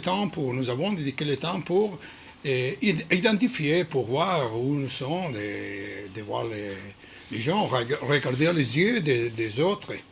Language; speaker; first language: French; non-native, learner; Hebrew